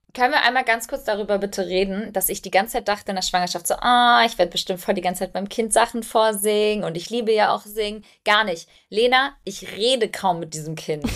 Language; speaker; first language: German; early bilingual, other home language; Albanian